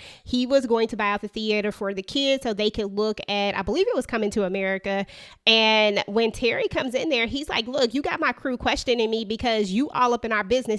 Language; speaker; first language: English; native; English